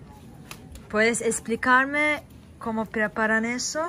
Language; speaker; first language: Spanish; non-native, learner; Turkish